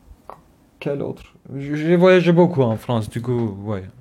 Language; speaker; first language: French; non-native, fluent; Turkish